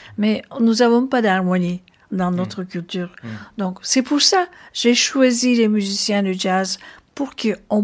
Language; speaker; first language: French; non-native, fluent; Turkish